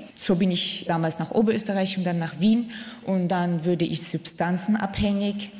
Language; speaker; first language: German; non-native, fluent; Central Kurdish